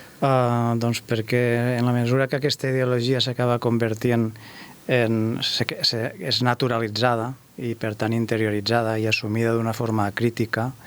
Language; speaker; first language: Catalan; native; Catalan